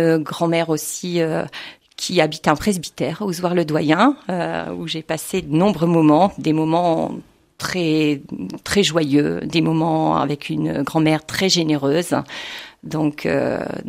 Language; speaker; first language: French; native; French